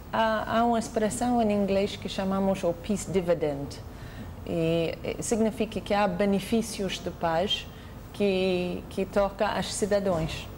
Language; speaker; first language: Portuguese; non-native, fluent; English